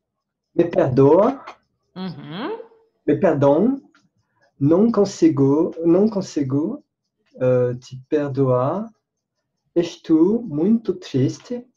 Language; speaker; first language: Portuguese; non-native, learner; French